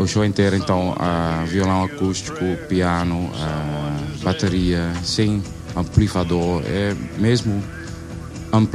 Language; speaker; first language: Portuguese; non-native, learner; Dutch